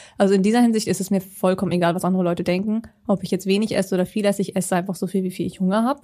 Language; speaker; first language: German; early bilingual, other home language; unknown